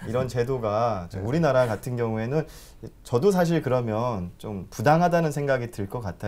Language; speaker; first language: Korean; native; Korean